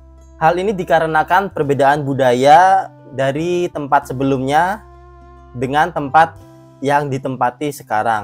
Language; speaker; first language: Indonesian; native; Indonesian